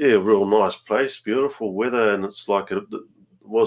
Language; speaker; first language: English; native; English